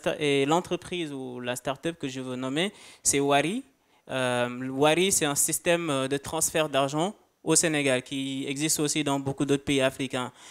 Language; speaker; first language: French; non-native, local second language; Wolof